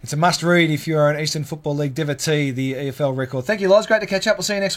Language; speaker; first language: English; native; English